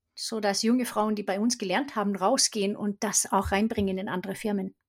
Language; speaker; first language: German; non-native, fluent; Swedish